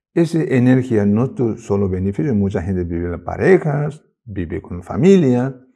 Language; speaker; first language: Spanish; non-native, learner; Tibetan